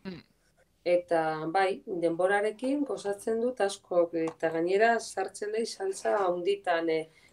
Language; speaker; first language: Basque; non-native, local second language; Spanish